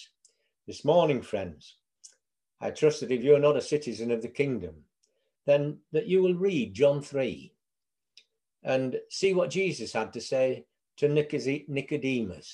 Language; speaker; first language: English; native; English